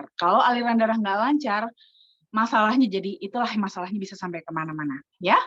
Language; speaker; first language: Indonesian; native; Indonesian